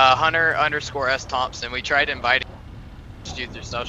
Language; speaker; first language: English; native; English